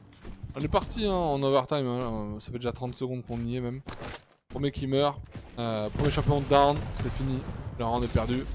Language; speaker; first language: French; native; French